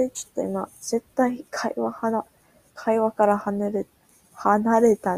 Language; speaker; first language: Japanese; non-native, learner; English